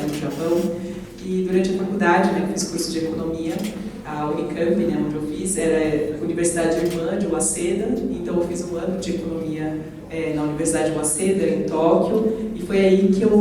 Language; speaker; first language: Portuguese; native; Portuguese